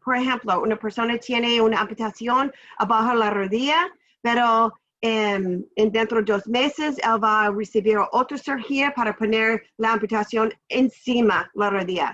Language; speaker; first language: Spanish; non-native, learner; English